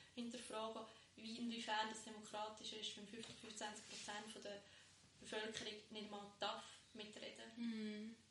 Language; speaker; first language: German; early bilingual, other home language; Bosnian